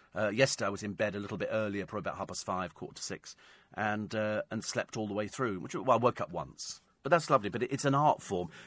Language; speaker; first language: English; native; English